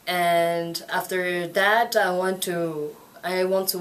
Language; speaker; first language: English; non-native, fluent; Spanish